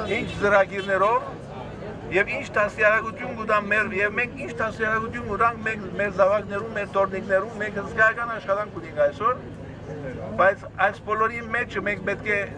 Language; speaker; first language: Armenian; early bilingual, heritage; Armenian